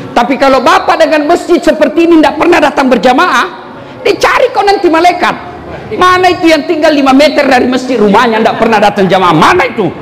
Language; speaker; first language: Indonesian; non-native, local second language; Buginese